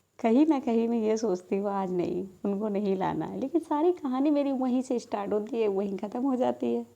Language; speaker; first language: Hindi; non-native, local second language; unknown